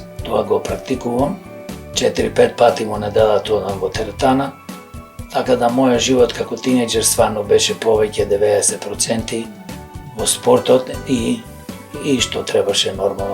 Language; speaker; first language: Macedonian; native; Macedonian